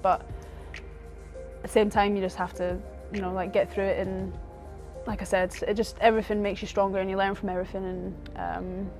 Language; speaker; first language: English; native; English